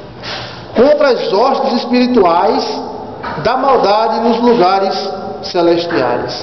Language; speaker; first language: Portuguese; native; Portuguese